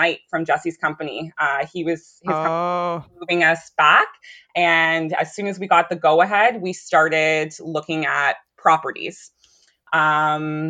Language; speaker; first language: English; native; English